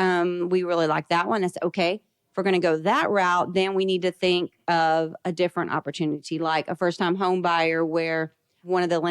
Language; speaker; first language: English; native; English